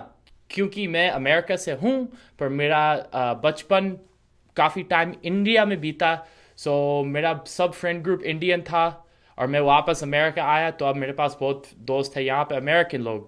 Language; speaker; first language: Hindi; non-native, fluent; English